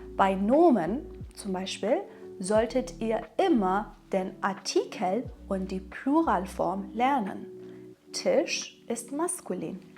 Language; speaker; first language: German; non-native, fluent; Persian